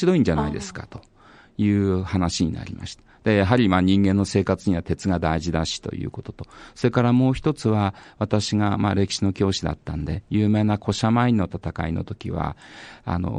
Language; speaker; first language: Japanese; native; Japanese